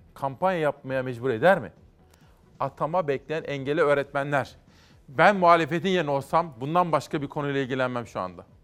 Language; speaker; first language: Turkish; native; Turkish